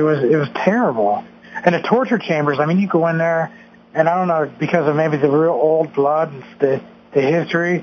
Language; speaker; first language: English; native; English